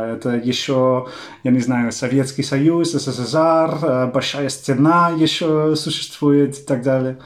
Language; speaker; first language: Russian; non-native, fluent; Dutch